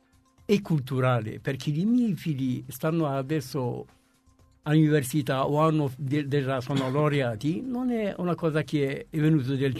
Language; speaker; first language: Italian; non-native, fluent; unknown